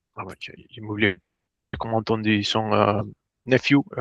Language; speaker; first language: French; non-native, fluent; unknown